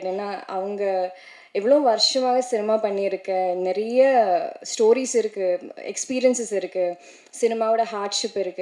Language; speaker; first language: Tamil; non-native, learner; Malayalam